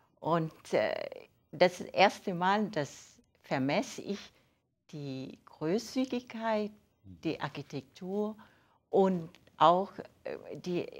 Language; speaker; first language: German; non-native, fluent; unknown